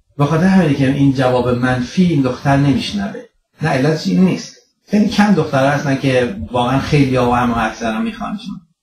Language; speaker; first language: Persian; early bilingual, heritage; Persian